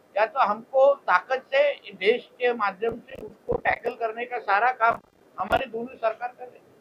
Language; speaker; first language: Hindi; non-native, local second language; Marathi